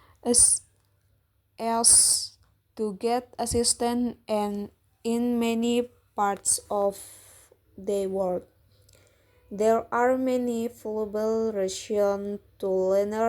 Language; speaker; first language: English; non-native, learner; Indonesian